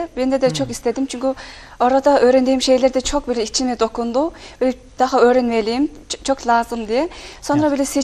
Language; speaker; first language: Turkish; non-native, fluent; Mongolian